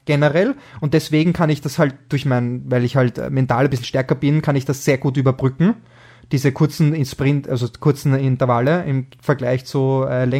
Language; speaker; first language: German; native; German